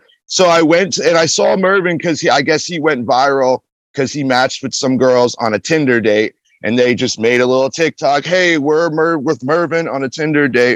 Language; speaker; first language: English; native; English